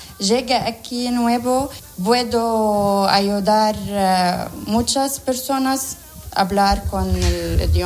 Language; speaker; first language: Spanish; non-native, learner; Arabic